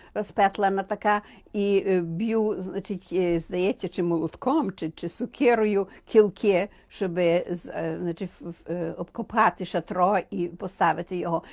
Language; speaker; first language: Ukrainian; native; Ukrainian